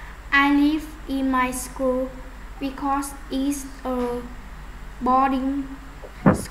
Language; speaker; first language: English; non-native, learner; Vietnamese